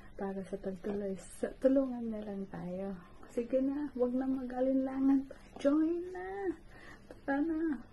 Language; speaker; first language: Filipino; non-native, local second language; Cebuano